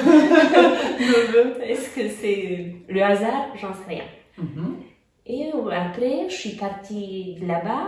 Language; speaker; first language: French; non-native, fluent; Romanian